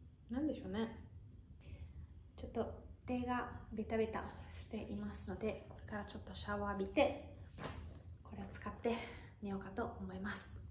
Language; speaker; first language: Japanese; non-native, fluent; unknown